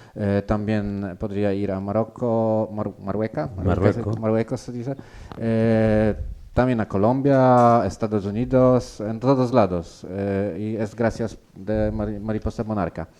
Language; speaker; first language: Spanish; non-native, learner; Polish